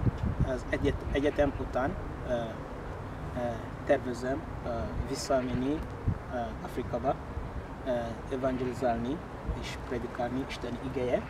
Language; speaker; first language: Hungarian; non-native, learner; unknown